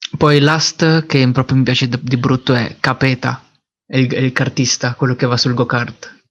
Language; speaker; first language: Italian; early bilingual, other home language; Filipino